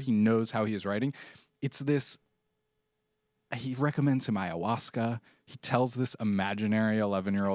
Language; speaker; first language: English; native; English